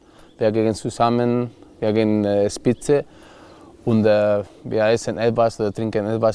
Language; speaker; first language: German; non-native, learner; Spanish